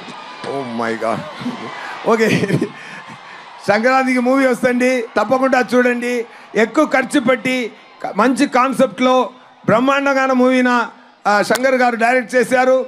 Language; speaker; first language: Telugu; non-native, learner; Tamil